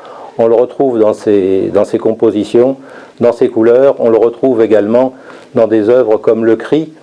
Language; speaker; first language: French; native; French